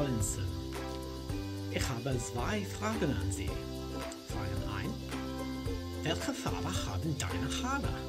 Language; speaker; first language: German; non-native, fluent; English